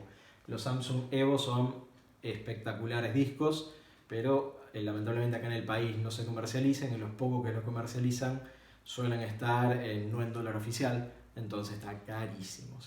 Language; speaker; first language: Spanish; native; Spanish